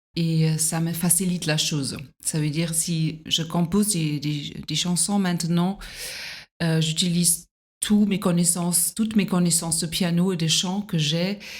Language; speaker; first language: French; non-native, fluent; German